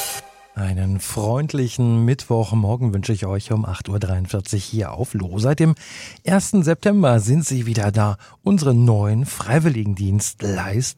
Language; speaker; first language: German; native; German